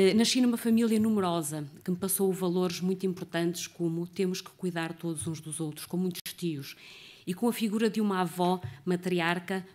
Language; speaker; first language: Portuguese; native; Portuguese